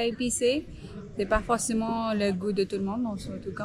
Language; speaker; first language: French; non-native, fluent; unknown